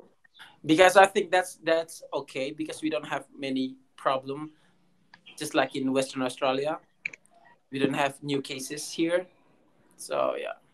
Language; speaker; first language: English; non-native, learner; Indonesian